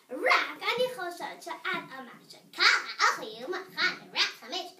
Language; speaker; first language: Hebrew; non-native, learner; English